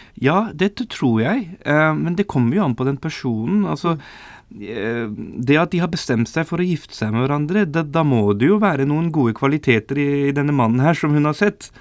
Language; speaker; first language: Norwegian; early bilingual, other home language; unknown